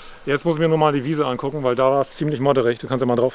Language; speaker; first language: German; native; German